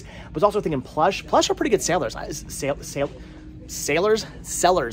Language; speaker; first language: English; native; English